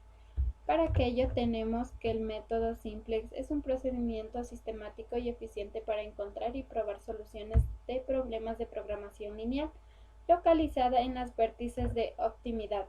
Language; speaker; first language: Spanish; native; Spanish